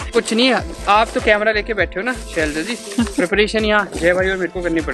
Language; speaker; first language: Hindi; native; Hindi